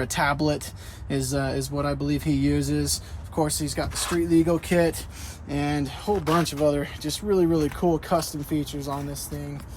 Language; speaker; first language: English; native; English